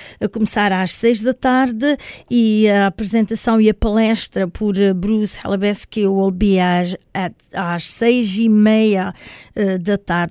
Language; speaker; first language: Portuguese; native; Portuguese